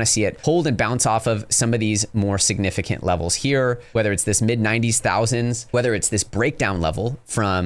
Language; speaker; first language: English; native; English